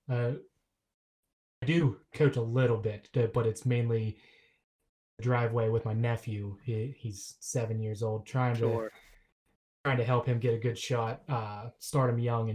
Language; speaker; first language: English; native; English